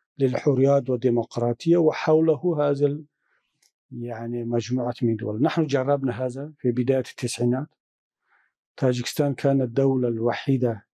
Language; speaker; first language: Arabic; non-native, fluent; Tajik